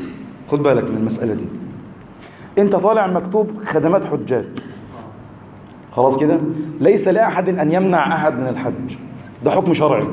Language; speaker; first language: Arabic; native; Arabic